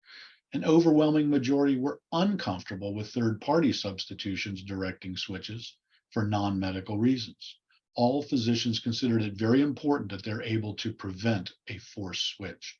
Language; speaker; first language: English; native; English